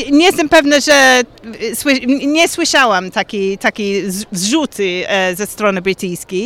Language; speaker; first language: Polish; non-native, learner; English